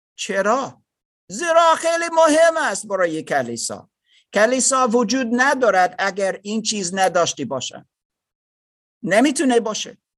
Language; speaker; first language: Persian; non-native, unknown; English